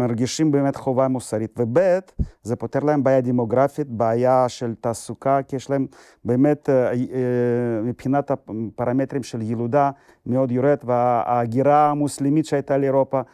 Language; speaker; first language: Hebrew; non-native, fluent; Russian